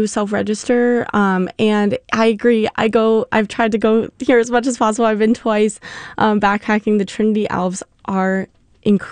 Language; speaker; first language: English; native; English